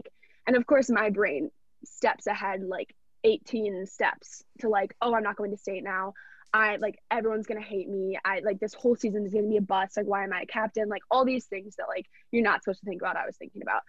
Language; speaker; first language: English; native; English